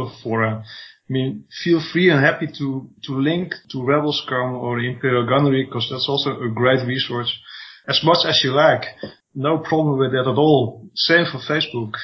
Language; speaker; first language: English; non-native, fluent; Dutch